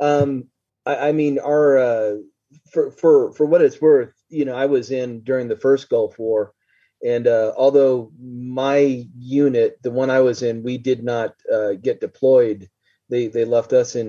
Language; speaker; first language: English; native; English